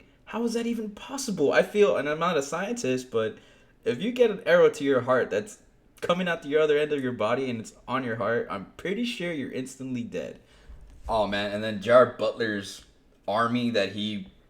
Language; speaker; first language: English; native; English